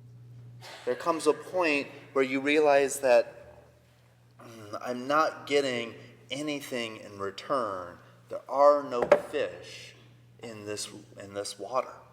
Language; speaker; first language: English; native; English